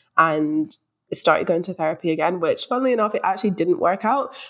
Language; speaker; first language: English; native; English